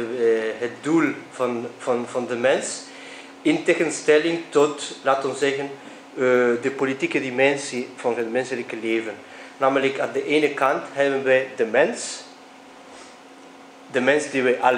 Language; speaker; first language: Dutch; non-native, fluent; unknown